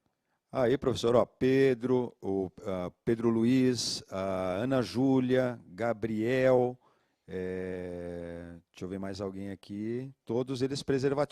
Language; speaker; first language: Portuguese; native; Portuguese